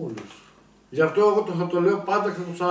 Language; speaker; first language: Greek; native; Greek